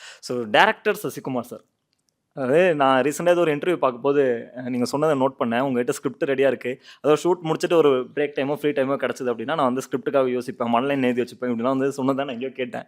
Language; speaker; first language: Tamil; native; Tamil